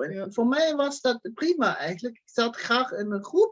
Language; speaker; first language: Dutch; non-native, fluent; German